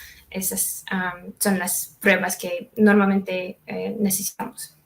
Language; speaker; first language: Spanish; non-native, fluent; English